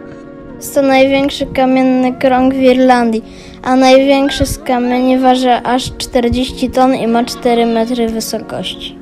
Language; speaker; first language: Polish; native; Polish